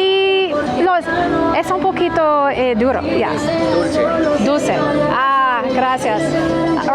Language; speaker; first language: Spanish; non-native, learner; English